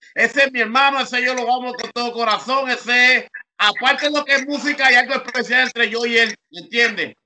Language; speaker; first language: Spanish; early bilingual, heritage; Spanish